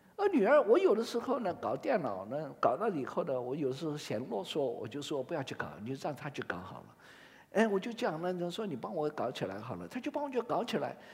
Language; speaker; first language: Chinese; native; Chinese